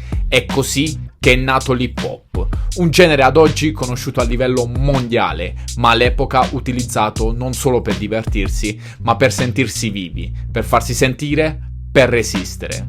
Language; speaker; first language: Italian; native; Italian